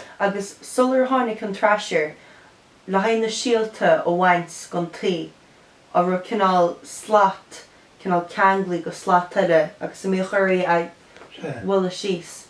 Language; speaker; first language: Irish; native; Irish